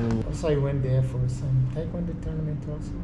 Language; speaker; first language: English; non-native, fluent; Arabic